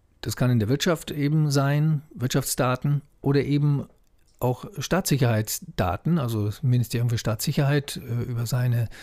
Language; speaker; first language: German; native; German